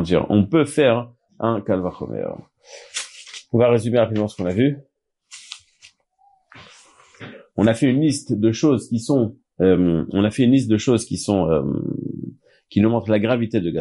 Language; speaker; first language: French; native; French